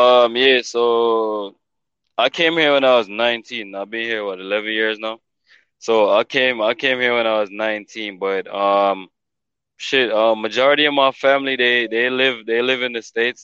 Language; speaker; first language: English; non-native, local second language; Jamaican Creole English